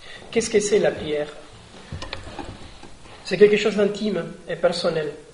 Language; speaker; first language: French; non-native, fluent; Spanish